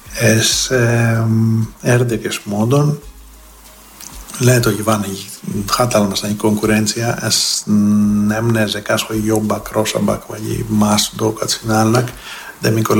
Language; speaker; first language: Hungarian; non-native, learner; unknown